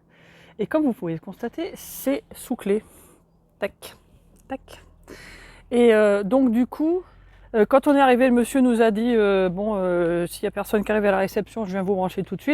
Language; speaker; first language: French; native; French